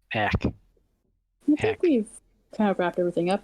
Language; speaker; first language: English; native; English